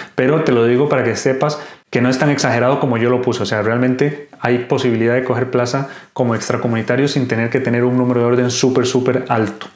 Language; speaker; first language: Spanish; native; Spanish